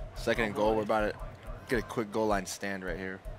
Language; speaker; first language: English; native; English